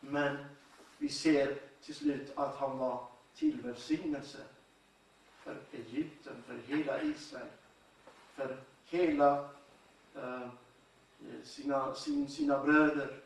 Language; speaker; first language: Swedish; non-native, fluent; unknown